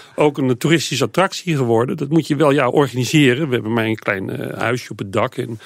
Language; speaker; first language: Dutch; native; Dutch